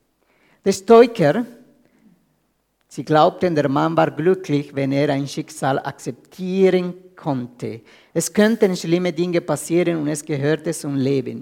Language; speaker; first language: German; non-native, fluent; Spanish